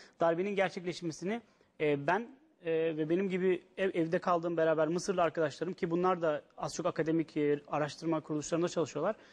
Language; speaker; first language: Turkish; native; Turkish